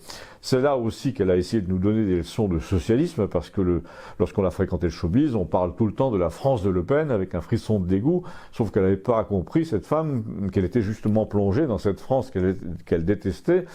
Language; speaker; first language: French; native; French